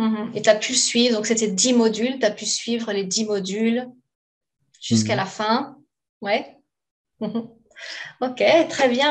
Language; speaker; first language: French; native; French